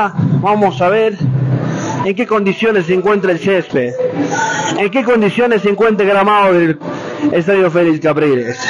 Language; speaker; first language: Spanish; native; Spanish